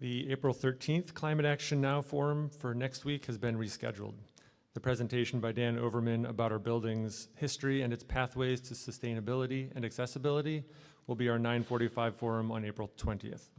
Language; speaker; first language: English; native; English